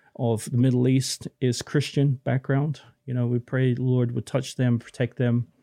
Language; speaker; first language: English; native; English